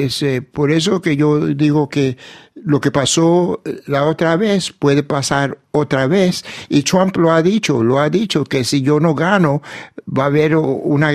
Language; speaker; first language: Spanish; early bilingual, heritage; Spanish